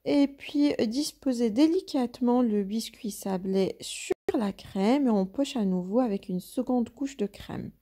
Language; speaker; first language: French; non-native, local second language; Arabic